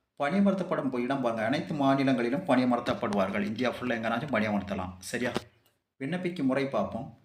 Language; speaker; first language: Tamil; native; Tamil